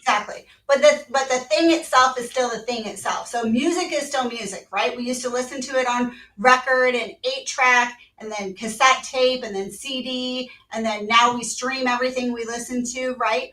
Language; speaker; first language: English; native; English